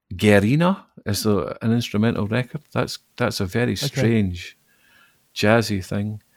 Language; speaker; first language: English; native; English